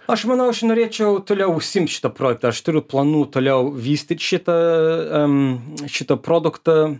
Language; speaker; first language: Lithuanian; early bilingual, heritage; Lithuanian